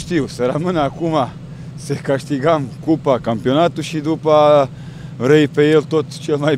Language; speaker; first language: Romanian; non-native, learner; Croatian